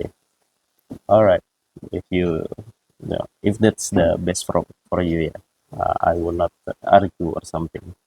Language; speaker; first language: English; non-native, fluent; Indonesian